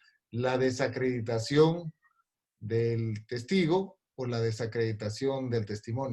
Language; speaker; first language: Spanish; native; Spanish